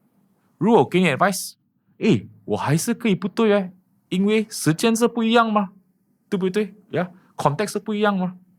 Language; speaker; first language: Chinese; non-native, local second language; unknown